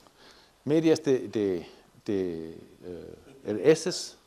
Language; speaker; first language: Spanish; non-native, fluent; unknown